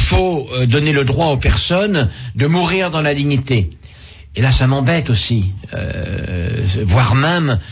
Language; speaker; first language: French; native; French